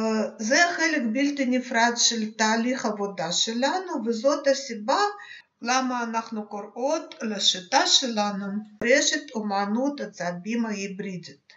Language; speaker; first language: Hebrew; non-native, fluent; Russian